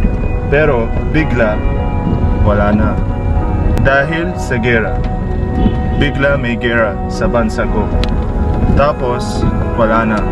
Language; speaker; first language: Filipino; non-native, learner; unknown